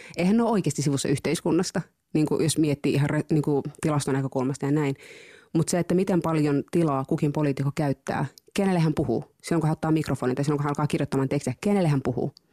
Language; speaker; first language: Finnish; early bilingual, other home language; Somali